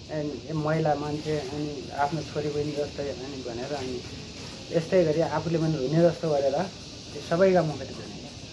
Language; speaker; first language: Nepali; native; Nepali